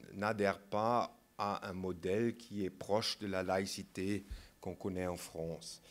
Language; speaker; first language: French; non-native, fluent; German